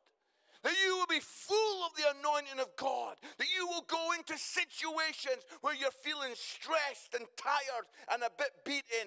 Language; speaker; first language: English; native; English